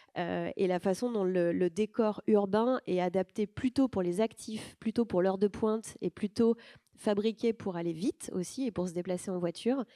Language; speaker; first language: French; native; French